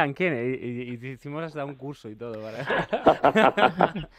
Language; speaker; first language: Spanish; native; Spanish